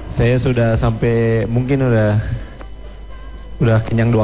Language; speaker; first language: Indonesian; native; Indonesian